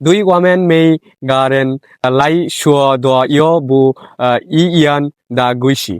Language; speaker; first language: Chinese; non-native, learner; Bangla